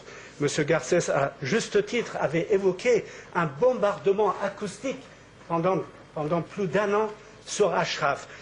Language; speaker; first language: French; native; French